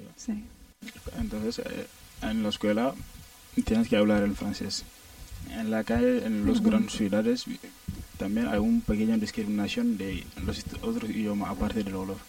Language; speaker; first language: Spanish; non-native, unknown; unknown